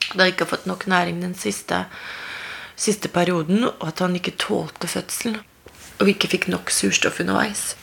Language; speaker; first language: Norwegian; native; Norwegian